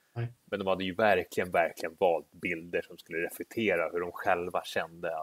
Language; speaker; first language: Swedish; native; Swedish